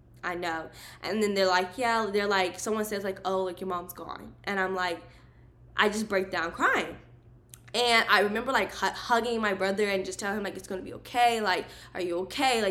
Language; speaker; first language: English; native; English